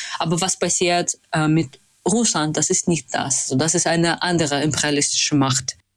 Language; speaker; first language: German; non-native, fluent; Russian